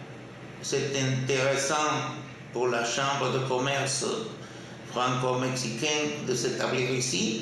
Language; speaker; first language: French; non-native, fluent; Spanish